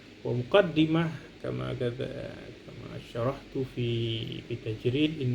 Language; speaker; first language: Arabic; non-native, fluent; Indonesian